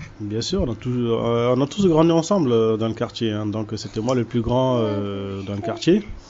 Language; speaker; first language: French; early bilingual, other home language; Soninke